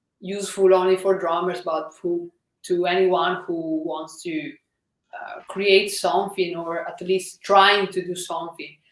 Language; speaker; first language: English; non-native, fluent; Italian